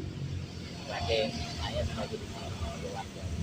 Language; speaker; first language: Malay; native; Malay